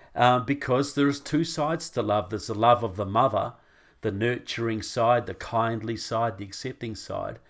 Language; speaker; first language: English; native; English